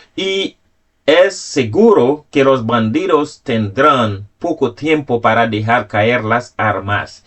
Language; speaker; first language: Spanish; non-native, fluent; Haitian Creole